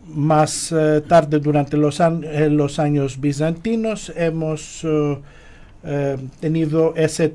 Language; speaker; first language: Spanish; non-native, fluent; Greek